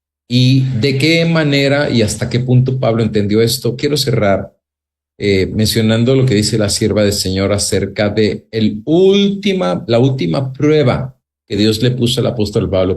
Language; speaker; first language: Spanish; native; Spanish